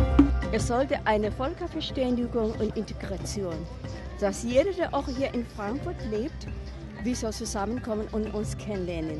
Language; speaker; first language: German; non-native, learner; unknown